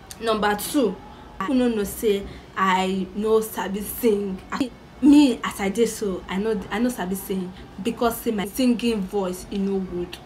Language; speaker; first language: Nigerian Pidgin; non-native, local second language; Yoruba